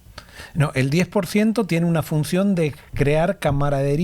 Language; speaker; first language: Spanish; native; Spanish